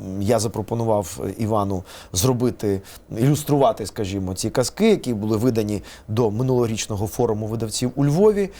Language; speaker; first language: Ukrainian; non-native, local second language; Russian